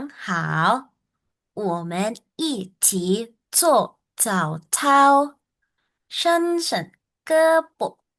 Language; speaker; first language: Chinese; non-native, fluent; Indonesian